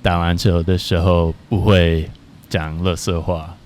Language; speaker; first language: Chinese; non-native, fluent; English